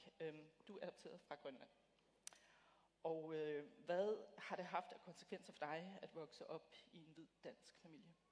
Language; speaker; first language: Danish; native; Danish